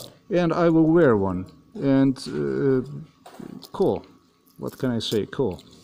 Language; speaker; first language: English; non-native, fluent; Slovenian